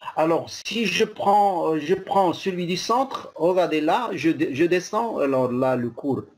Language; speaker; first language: French; non-native, local second language; Arabic